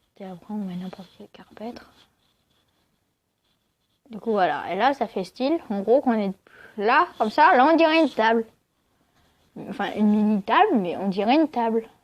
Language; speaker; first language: French; native; French